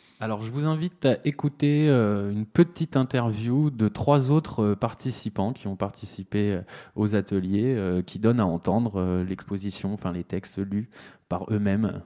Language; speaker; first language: French; native; French